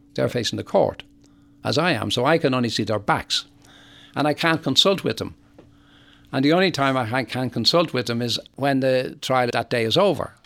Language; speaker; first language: English; native; English